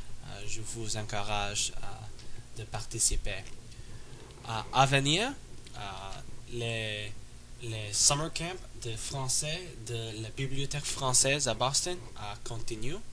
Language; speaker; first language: French; non-native, learner; English